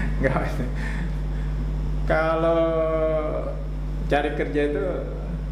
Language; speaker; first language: Indonesian; native; Indonesian